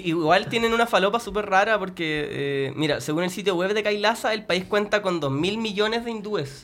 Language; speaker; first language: Spanish; native; Spanish